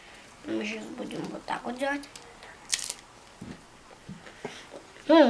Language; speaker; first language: Russian; early bilingual, heritage; Russian